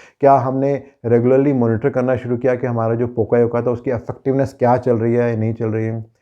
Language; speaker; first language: Hindi; native; Hindi